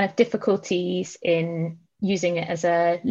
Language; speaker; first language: English; native; English